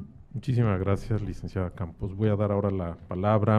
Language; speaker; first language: Spanish; native; Spanish